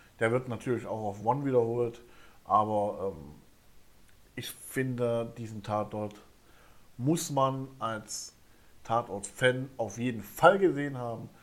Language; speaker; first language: German; native; German